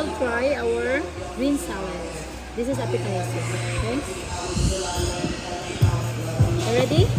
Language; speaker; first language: English; non-native, local second language; Filipino